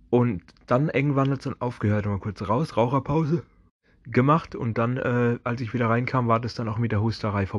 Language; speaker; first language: German; native; German